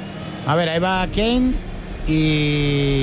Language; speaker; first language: Spanish; native; Spanish